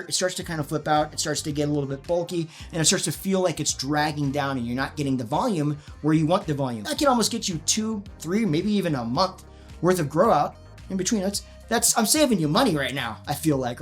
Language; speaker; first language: English; native; English